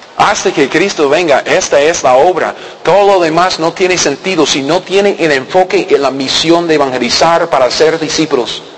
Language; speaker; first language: Spanish; non-native, learner; English